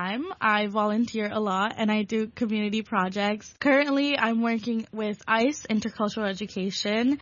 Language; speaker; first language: English; non-native, local second language; Bangla